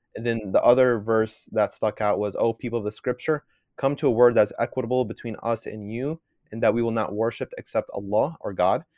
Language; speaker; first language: English; native; English